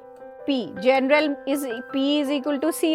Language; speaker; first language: English; non-native, local second language; Hindi